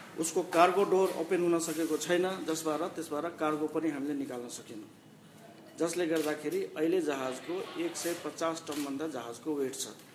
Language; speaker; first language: Nepali; non-native, local second language; Maithili